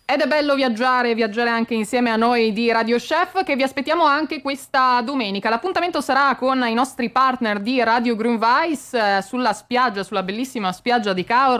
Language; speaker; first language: Italian; native; Italian